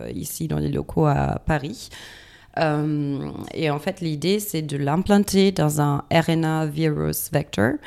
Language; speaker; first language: French; non-native, fluent; German